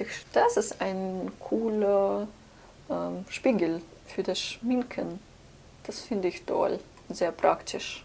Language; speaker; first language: German; non-native, fluent; Russian